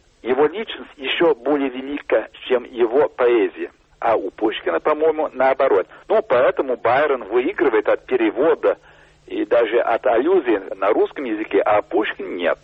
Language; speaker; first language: Russian; non-native, fluent; English